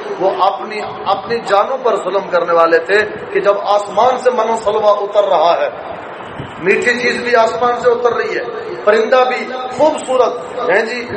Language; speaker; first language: Urdu; non-native, local second language; Punjabi